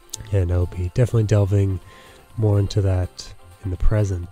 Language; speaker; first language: English; native; English